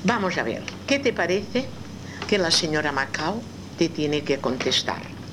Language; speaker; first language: Spanish; non-native, local second language; Catalan